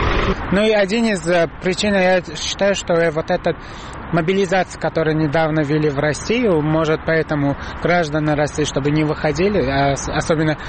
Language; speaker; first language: Russian; non-native, fluent; Uzbek